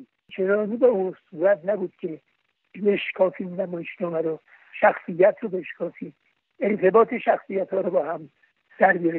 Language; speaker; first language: Persian; native; Persian